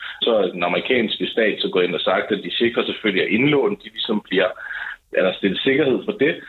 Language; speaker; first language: Danish; native; Danish